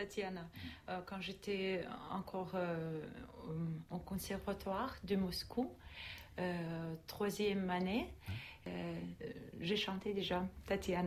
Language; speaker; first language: French; non-native, learner; Russian